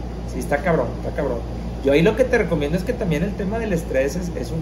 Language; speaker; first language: Spanish; native; Spanish